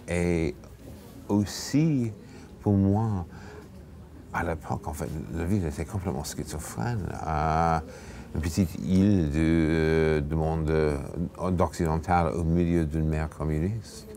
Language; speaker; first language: French; non-native, fluent; English